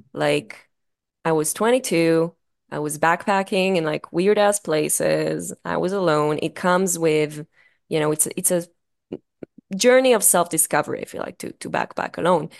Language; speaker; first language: English; non-native, fluent; Hebrew